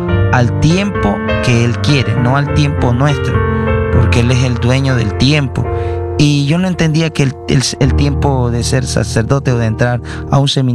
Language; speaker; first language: Spanish; native; Spanish